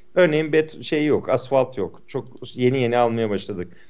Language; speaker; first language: Turkish; non-native, local second language; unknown